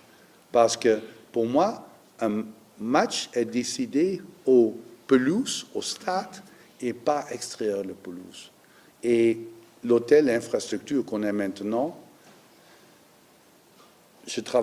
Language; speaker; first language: French; non-native, learner; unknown